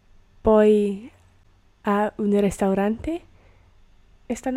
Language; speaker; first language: Spanish; non-native, learner; English